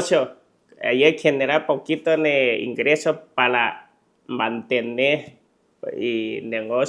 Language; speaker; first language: Spanish; non-native, learner; Chinese